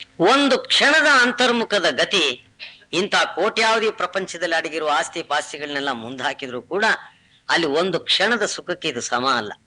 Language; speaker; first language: Kannada; non-native, local second language; Telugu